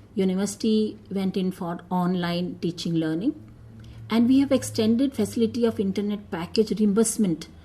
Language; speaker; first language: English; non-native, local second language; Hindi